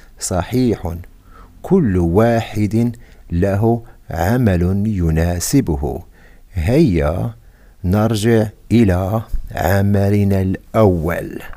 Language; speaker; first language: Arabic; non-native, fluent; Indonesian